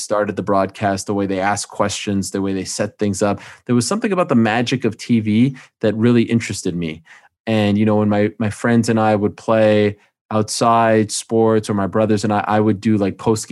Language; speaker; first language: English; native; English